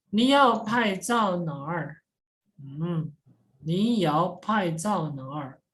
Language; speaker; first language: Chinese; non-native, fluent; Indonesian